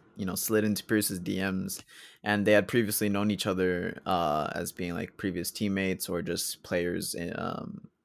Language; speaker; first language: English; early bilingual, other home language; Spanish